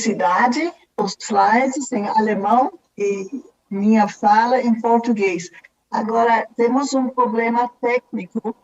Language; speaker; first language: Portuguese; non-native, fluent; German